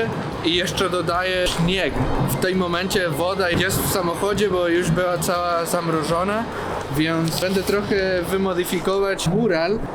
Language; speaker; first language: Polish; non-native, learner; Spanish